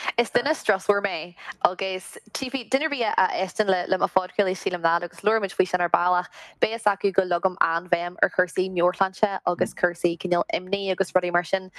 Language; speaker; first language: Irish; non-native, local second language; English